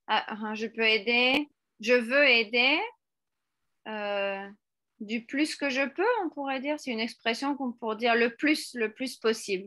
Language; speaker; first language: French; non-native, fluent; Spanish